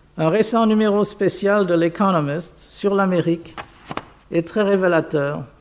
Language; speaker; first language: French; non-native, fluent; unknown